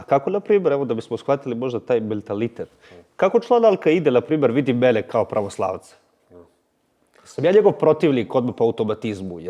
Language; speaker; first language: Bosnian; native; Bosnian